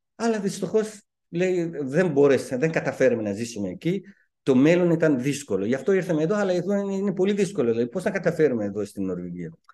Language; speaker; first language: Greek; non-native, fluent; Persian